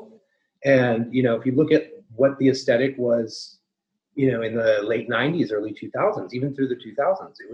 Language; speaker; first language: English; native; English